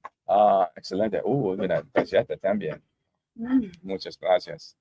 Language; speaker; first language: Spanish; non-native, learner; English